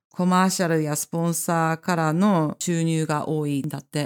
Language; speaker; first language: Japanese; native; Japanese